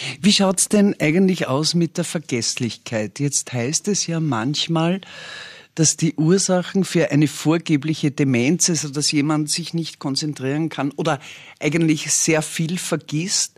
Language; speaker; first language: German; native; German